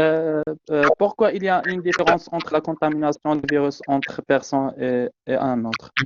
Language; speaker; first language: French; non-native, local second language; Arabic